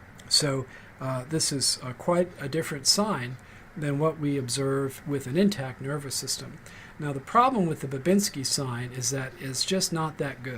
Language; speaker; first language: English; native; English